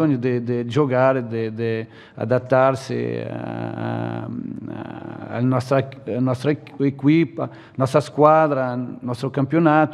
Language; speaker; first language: Italian; non-native, fluent; Portuguese